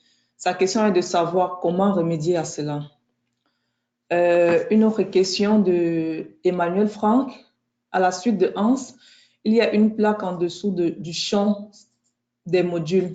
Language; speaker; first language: French; native; French